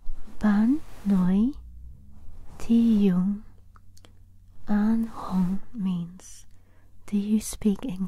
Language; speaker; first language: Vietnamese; non-native, learner; English